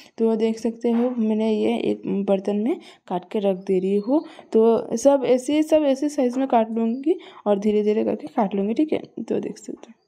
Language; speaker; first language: Hindi; non-native, local second language; Bangla